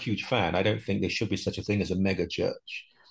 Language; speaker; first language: English; native; English